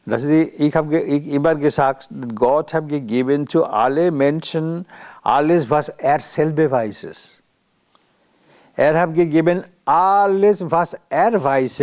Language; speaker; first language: German; non-native, learner; Bangla